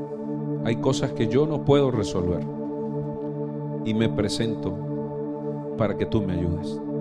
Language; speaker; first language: Spanish; native; Spanish